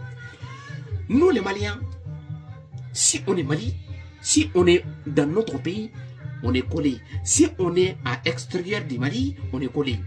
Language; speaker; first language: French; non-native, local second language; Bambara